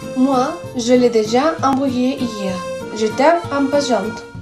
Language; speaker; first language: French; non-native, learner; Spanish